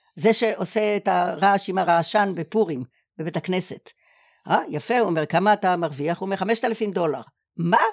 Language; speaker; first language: Hebrew; native; Hebrew